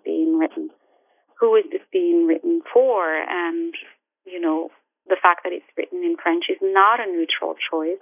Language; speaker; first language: English; non-native, fluent; Arabic